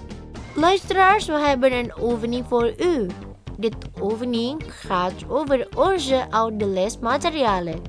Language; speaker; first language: Dutch; non-native, fluent; Indonesian